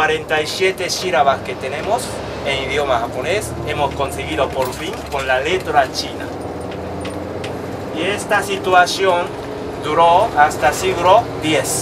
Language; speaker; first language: Spanish; non-native, learner; Japanese